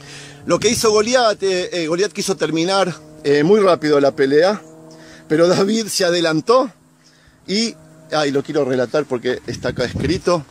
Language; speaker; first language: Spanish; native; Spanish